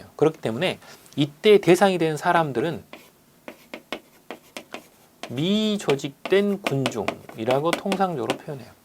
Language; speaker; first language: Korean; native; Korean